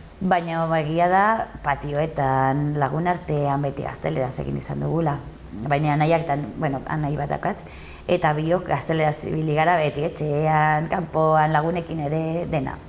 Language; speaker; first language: Basque; non-native, local second language; Spanish